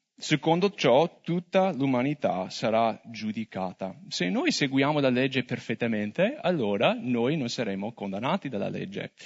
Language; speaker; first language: Italian; non-native, fluent; English